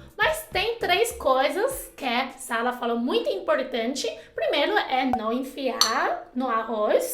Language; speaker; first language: Portuguese; non-native, fluent; Chinese